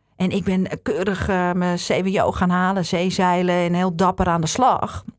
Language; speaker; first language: Dutch; native; Dutch